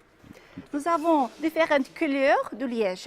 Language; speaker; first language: French; non-native, fluent; Portuguese